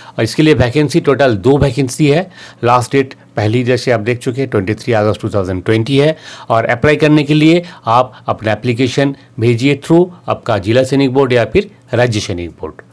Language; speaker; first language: Hindi; native; Hindi